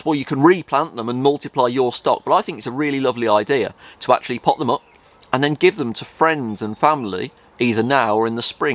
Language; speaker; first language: English; native; English